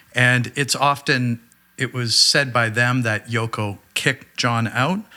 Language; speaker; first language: English; native; English